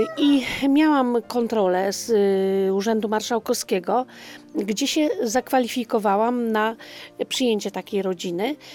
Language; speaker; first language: Polish; native; Polish